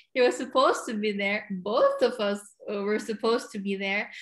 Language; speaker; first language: English; non-native, local second language; Cebuano